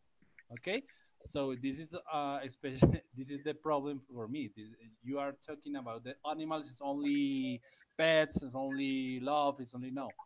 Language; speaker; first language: English; non-native, learner; Spanish